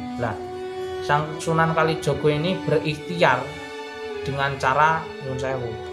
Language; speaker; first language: Indonesian; non-native, local second language; Javanese